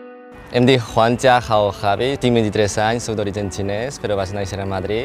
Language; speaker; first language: Catalan; non-native, local second language; Chinese